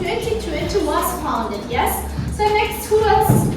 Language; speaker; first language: English; non-native, learner; Kazakh